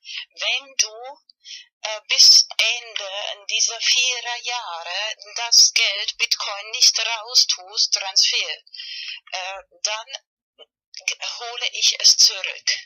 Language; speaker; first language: German; non-native, learner; Spanish